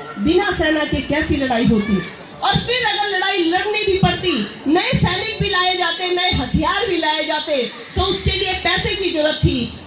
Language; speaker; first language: Hindi; native; Hindi